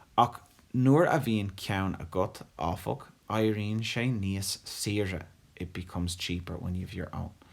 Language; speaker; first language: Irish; non-native, local second language; English